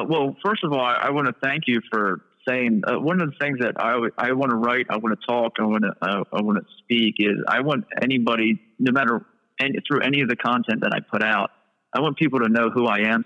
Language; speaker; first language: English; native; English